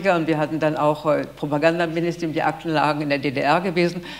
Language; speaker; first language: German; native; German